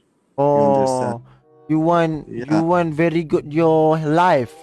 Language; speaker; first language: English; non-native, learner; Malay